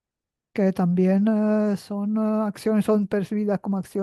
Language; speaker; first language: Spanish; native; Spanish